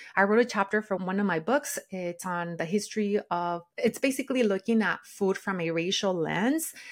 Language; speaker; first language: English; early bilingual, other home language; Spanish